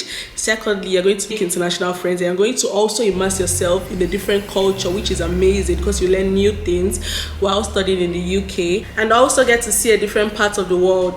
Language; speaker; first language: English; non-native, local second language; Yoruba